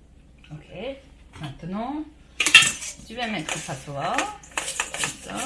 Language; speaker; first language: French; non-native, learner; Japanese